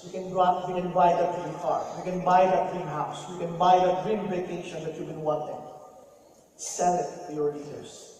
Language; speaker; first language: English; non-native, local second language; Filipino